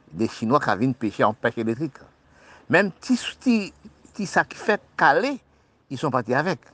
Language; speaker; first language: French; non-native, local second language; Haitian Creole